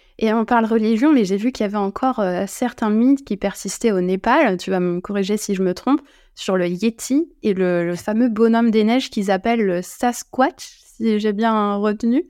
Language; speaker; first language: French; native; French